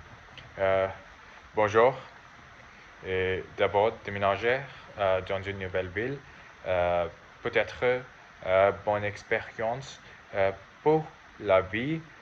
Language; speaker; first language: French; non-native, learner; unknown